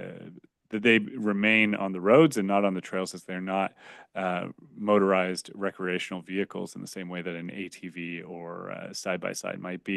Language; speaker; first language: English; native; English